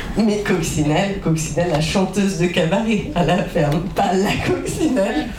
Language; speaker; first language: French; native; French